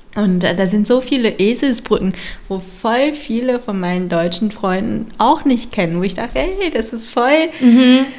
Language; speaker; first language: German; early bilingual, other home language; Vietnamese